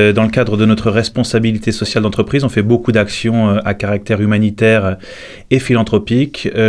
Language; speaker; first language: French; native; French